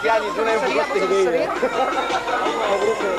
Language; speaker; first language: Arabic; native; Arabic